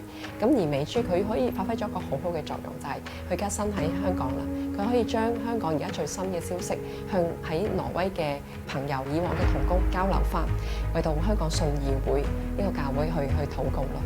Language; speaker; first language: Cantonese; native; Cantonese